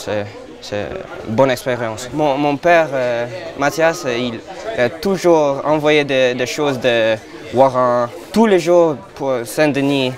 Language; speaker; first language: French; early bilingual, heritage; French